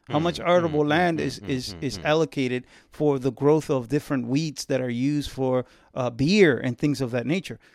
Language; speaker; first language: English; early bilingual, other home language; Spanish